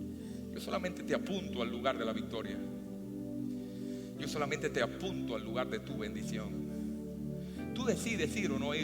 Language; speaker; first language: Spanish; native; Spanish